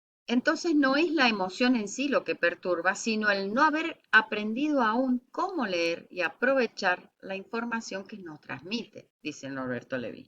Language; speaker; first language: Spanish; native; Spanish